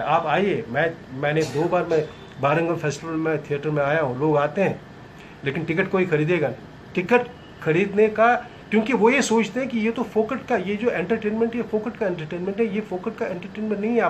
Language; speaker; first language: Hindi; native; Hindi